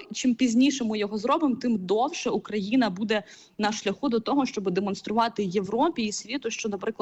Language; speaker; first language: Ukrainian; native; Ukrainian